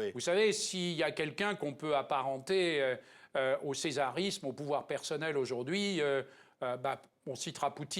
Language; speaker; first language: French; native; French